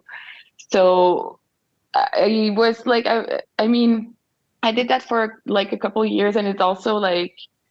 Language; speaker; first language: English; non-native, fluent; French